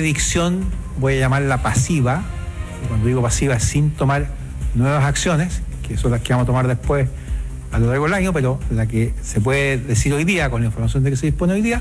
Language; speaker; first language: Spanish; native; Spanish